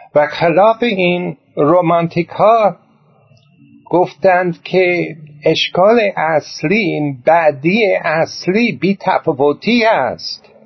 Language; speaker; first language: Persian; non-native, fluent; English